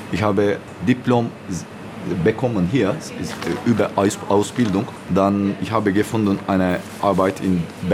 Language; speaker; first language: German; non-native, learner; Turkish